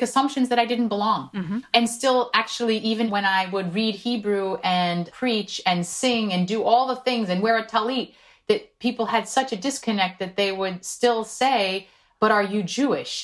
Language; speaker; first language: English; non-native, fluent; Korean